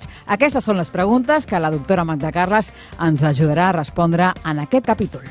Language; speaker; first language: Catalan; native; Catalan